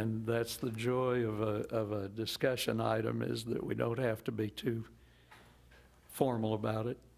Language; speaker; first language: English; native; English